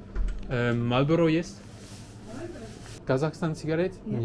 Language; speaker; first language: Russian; non-native, learner; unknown